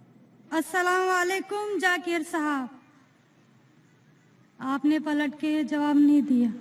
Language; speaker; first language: Hindi; non-native, local second language; Marathi